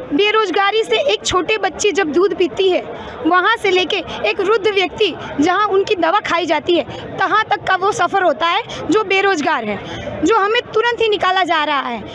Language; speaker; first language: Hindi; native; Hindi